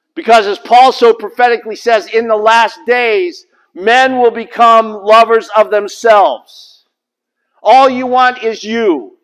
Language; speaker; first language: English; native; English